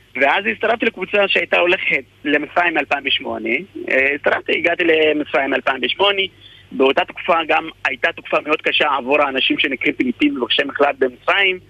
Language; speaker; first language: Hebrew; non-native, fluent; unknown